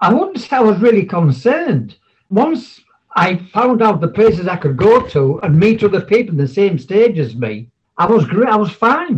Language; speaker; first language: English; native; English